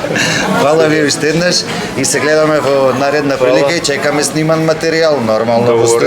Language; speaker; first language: Macedonian; native; Macedonian